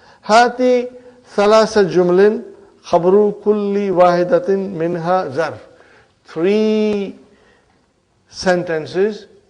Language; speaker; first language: Arabic; non-native, fluent; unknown